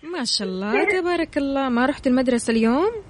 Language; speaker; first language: Arabic; native; Arabic